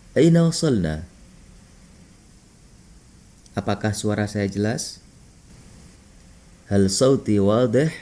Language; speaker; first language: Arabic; non-native, local second language; Indonesian